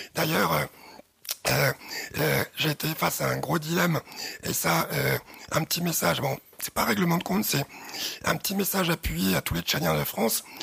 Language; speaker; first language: French; early bilingual, other home language; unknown